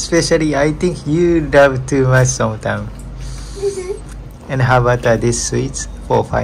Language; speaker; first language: English; non-native, learner; Japanese